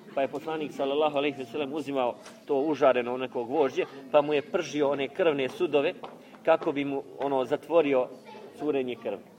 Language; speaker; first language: Bosnian; native; Bosnian